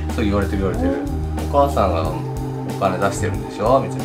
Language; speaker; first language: Japanese; native; Japanese